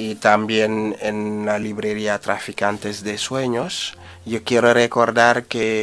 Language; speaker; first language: Spanish; non-native, fluent; Wolof